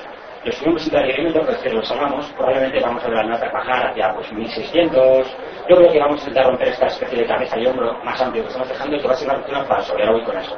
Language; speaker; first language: Spanish; native; Spanish